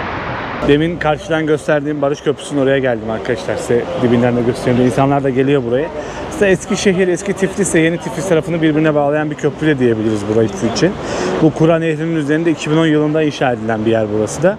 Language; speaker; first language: Turkish; native; Turkish